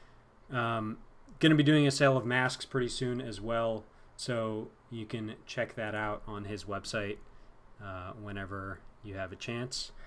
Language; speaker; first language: English; native; English